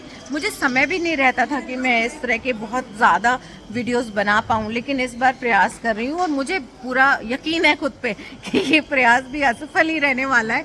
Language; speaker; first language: Hindi; native; Hindi